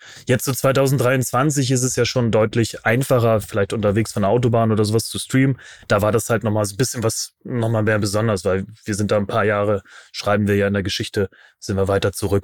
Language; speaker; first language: German; native; German